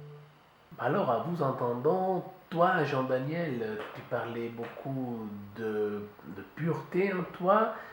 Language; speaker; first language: French; native; French